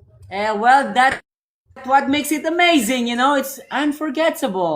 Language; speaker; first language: English; non-native, learner; Cebuano